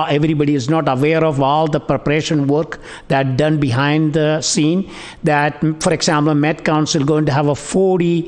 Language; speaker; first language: English; non-native, local second language; Tamil